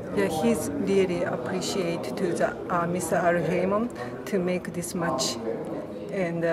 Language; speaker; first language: English; non-native, fluent; Japanese